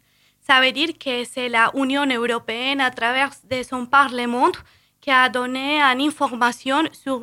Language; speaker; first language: French; non-native, fluent; Spanish